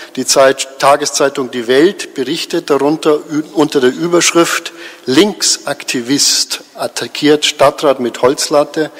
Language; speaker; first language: German; native; German